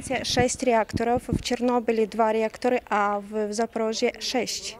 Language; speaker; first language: Polish; non-native, learner; Ukrainian